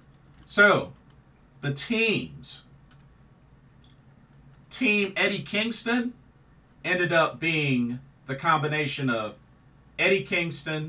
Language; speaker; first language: English; native; English